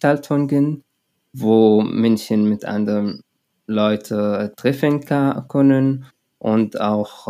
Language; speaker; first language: German; non-native, learner; Arabic